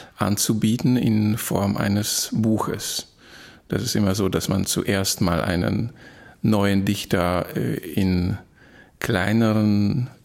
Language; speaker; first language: German; non-native, fluent; Polish